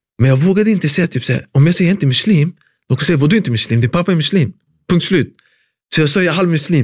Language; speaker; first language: Swedish; early bilingual, other home language; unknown